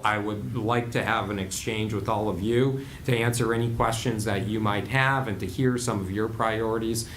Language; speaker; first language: English; native; English